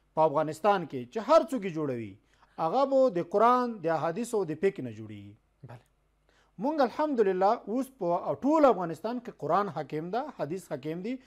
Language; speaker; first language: Pashto; native; Pashto